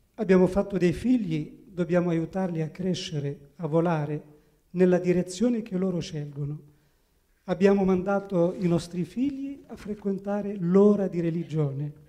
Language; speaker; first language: Italian; non-native, fluent; Arabic